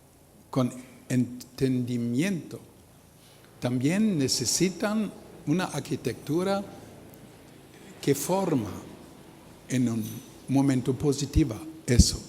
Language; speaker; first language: Spanish; non-native, learner; German